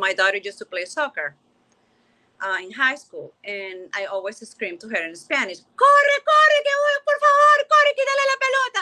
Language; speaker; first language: English; non-native, fluent; Spanish